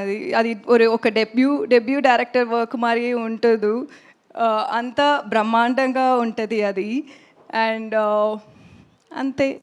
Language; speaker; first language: Telugu; non-native, learner; Tamil